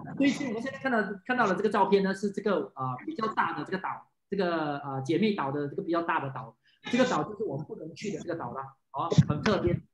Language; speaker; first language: Chinese; non-native, local second language; English